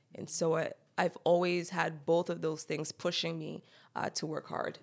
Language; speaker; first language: English; native; English